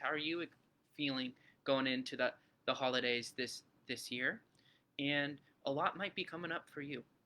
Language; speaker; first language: English; native; English